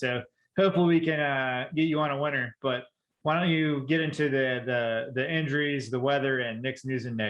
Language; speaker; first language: English; native; English